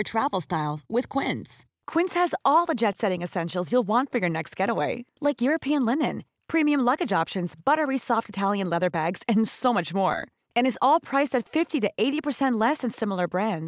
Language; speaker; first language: English; native; English